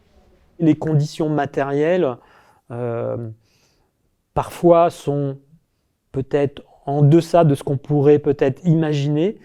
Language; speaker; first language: French; native; French